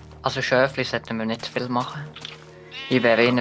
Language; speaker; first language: German; native; German